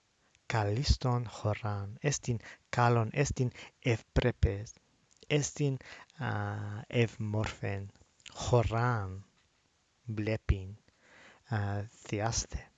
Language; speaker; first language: Greek; non-native, fluent; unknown